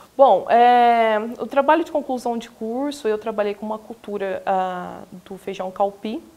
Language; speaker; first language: Portuguese; native; Portuguese